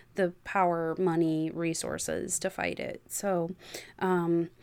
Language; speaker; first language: English; native; English